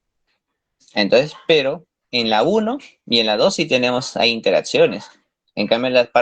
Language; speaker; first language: Spanish; native; Spanish